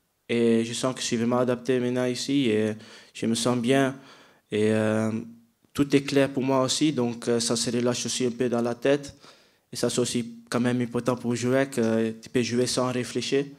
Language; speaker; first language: French; non-native, fluent; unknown